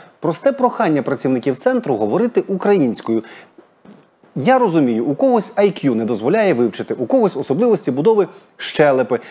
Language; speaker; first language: Ukrainian; native; Ukrainian